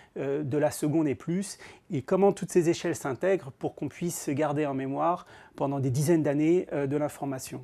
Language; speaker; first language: French; native; French